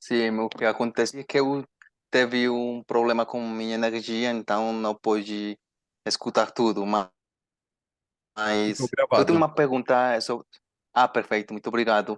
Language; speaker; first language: Portuguese; non-native, learner; Spanish